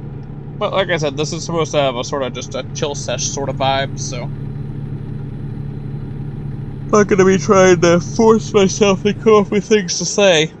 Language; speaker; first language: English; native; English